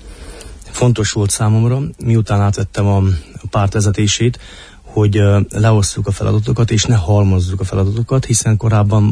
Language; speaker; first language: Hungarian; native; Hungarian